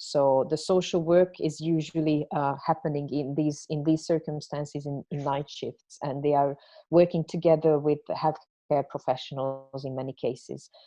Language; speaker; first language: English; non-native, fluent; Hungarian